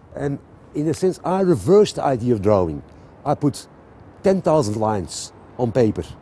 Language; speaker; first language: English; non-native, fluent; Dutch